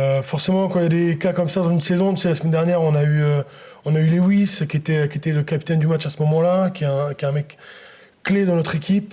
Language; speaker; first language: French; native; French